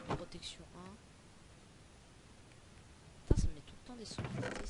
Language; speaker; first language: French; native; French